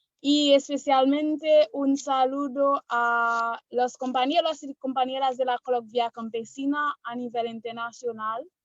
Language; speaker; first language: Spanish; non-native, learner; Haitian Creole